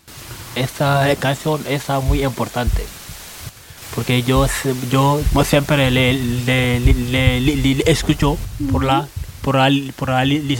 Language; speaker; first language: Spanish; non-native, learner; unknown